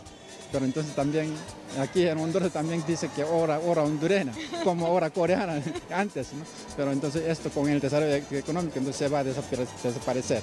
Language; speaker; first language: Spanish; non-native, fluent; Korean